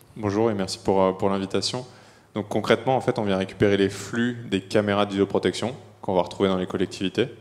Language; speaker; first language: French; native; French